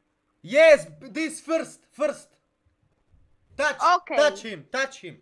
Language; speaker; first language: English; non-native, learner; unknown